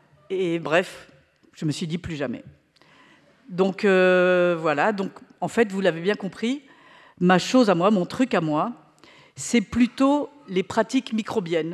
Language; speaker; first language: French; native; French